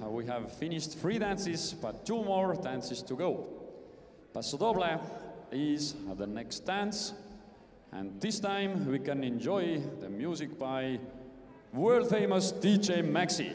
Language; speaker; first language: English; non-native, fluent; Estonian